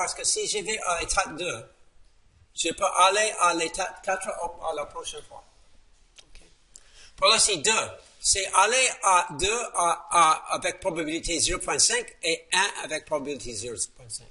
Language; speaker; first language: French; non-native, fluent; English